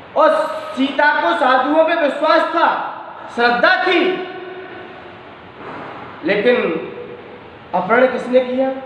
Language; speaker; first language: Hindi; native; Hindi